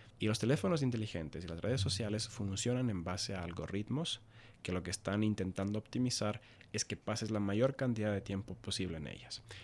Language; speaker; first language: Spanish; native; Spanish